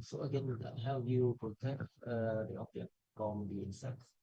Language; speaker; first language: English; non-native, fluent; Vietnamese